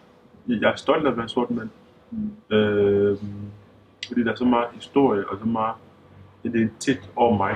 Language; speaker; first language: Danish; early bilingual, other home language; Lingala